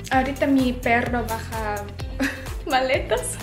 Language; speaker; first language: Spanish; non-native, fluent; Russian